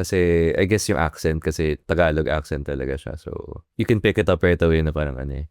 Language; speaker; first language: Filipino; native; Filipino